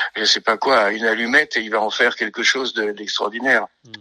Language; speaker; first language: French; native; French